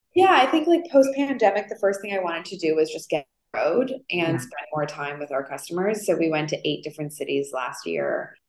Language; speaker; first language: English; native; English